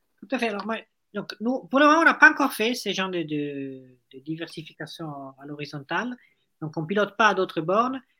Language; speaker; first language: French; non-native, fluent; Italian